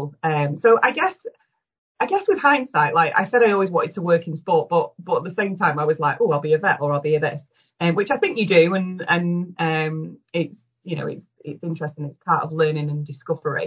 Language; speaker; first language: English; native; English